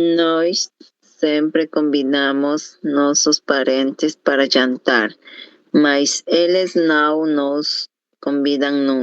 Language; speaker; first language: Portuguese; non-native, learner; Spanish